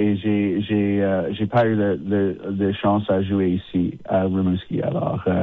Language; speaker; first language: French; non-native, local second language; English